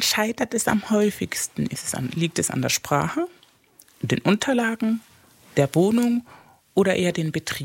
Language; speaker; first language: German; early bilingual, other home language; Spanish